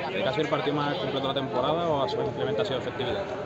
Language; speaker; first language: Spanish; native; Spanish